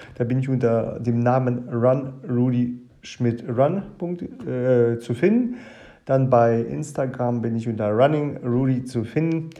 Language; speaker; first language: German; early bilingual, other home language; Russian